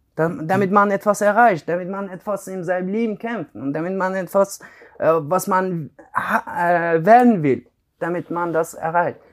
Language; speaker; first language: German; non-native, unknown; Persian